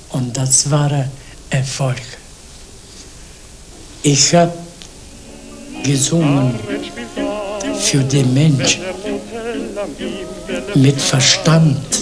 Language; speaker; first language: German; non-native, learner; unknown